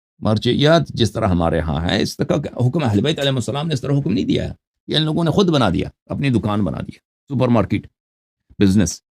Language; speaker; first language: Urdu; non-native, fluent; Persian